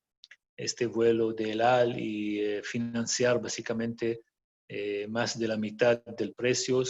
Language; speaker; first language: Spanish; non-native, fluent; Arabic